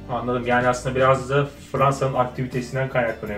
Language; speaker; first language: Turkish; native; Turkish